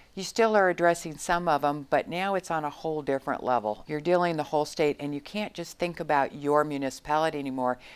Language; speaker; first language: English; native; English